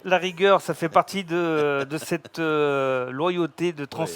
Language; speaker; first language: French; native; French